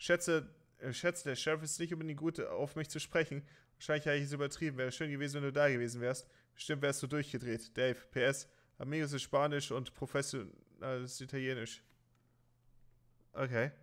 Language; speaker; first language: German; native; German